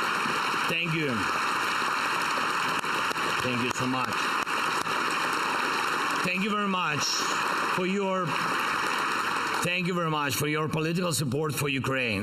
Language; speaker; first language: English; non-native, fluent; Ukrainian